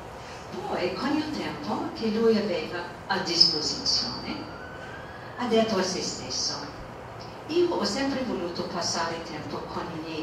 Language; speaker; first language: Italian; non-native, fluent; English